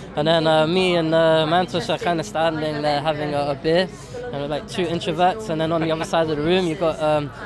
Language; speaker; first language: English; native; English